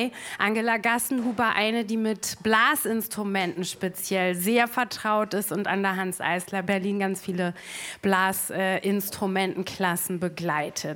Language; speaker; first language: German; native; German